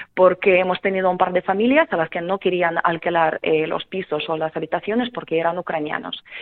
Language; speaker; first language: Spanish; non-native, fluent; Ukrainian